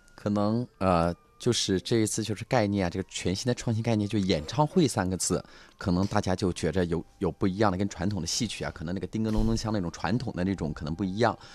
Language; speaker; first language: Chinese; native; Chinese